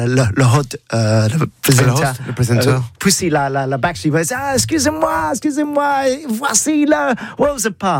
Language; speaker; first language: French; non-native, learner; English